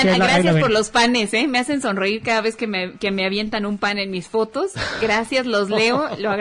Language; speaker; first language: Spanish; native; Spanish